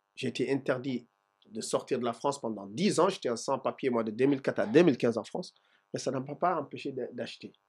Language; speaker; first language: French; non-native, local second language; Fula